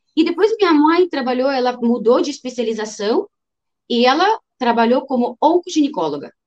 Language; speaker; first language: Portuguese; non-native, fluent; Russian